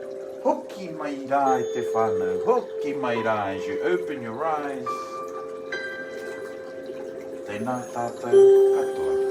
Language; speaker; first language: Māori; non-native, local second language; English